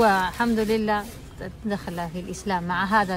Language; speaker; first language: Arabic; non-native, learner; Spanish